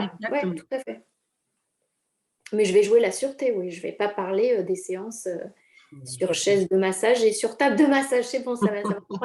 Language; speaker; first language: French; native; French